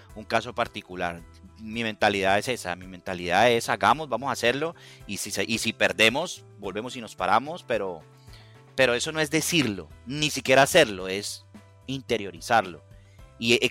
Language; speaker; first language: Spanish; native; Spanish